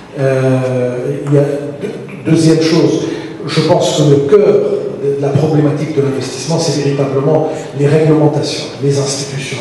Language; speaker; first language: French; non-native, local second language; Arabic